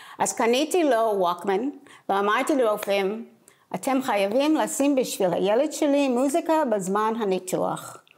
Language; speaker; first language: Hebrew; non-native, fluent; English